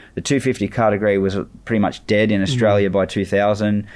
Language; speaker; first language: English; native; English